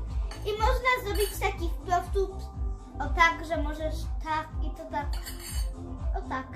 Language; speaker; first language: Polish; early bilingual, heritage; Polish